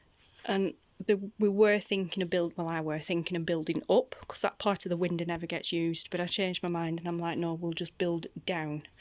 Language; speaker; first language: English; native; English